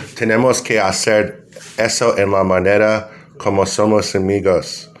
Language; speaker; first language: Spanish; non-native, learner; English